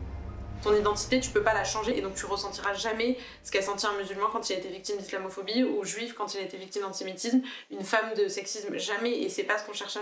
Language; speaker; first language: French; native; French